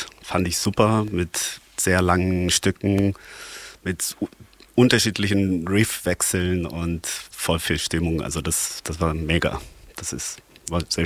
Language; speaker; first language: German; non-native, fluent; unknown